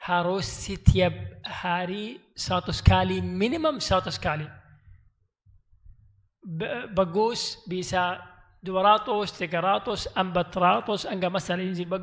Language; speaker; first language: Indonesian; non-native, learner; Arabic